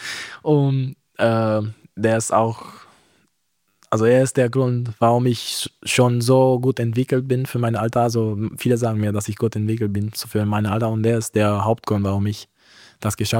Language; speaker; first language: German; non-native, fluent; Romanian